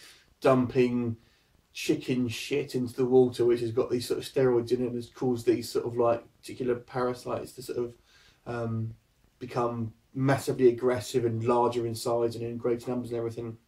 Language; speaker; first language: English; native; English